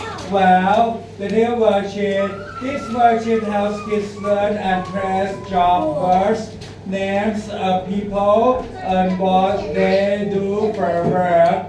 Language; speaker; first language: English; non-native, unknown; Thai